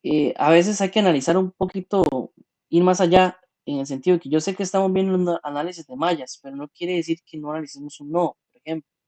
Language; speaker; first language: Spanish; native; Spanish